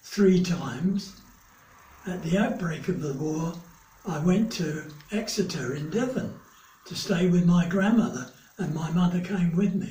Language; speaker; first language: English; native; English